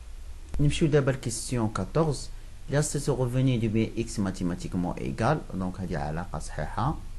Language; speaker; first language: Arabic; native; Arabic